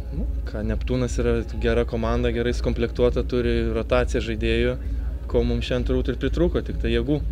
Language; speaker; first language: Lithuanian; native; Lithuanian